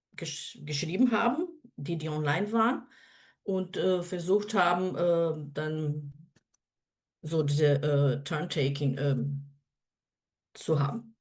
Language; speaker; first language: German; non-native, fluent; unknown